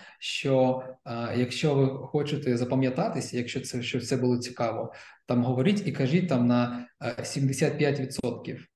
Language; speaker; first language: Ukrainian; non-native, local second language; Russian